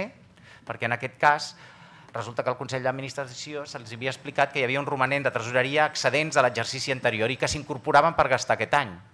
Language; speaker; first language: Catalan; native; Catalan